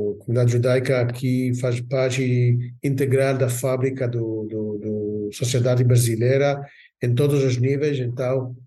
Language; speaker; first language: Portuguese; non-native, fluent; Hebrew